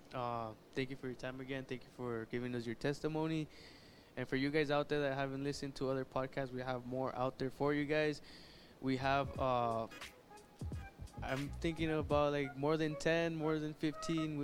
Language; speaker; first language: English; early bilingual, other home language; Spanish